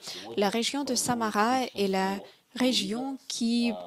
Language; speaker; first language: French; non-native, fluent; Russian